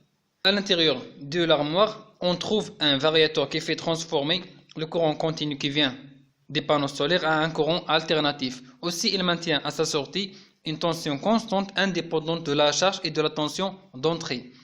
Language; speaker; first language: French; non-native, local second language; Arabic